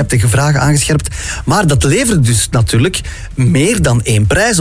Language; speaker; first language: Dutch; native; Dutch